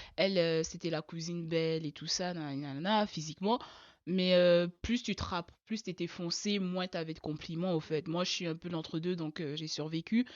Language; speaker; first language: French; early bilingual, other home language; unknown